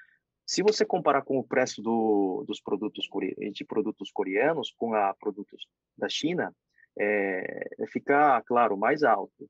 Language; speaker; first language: Portuguese; non-native, fluent; Korean